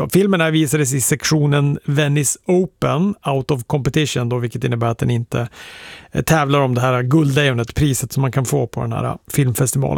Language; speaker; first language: Swedish; native; Swedish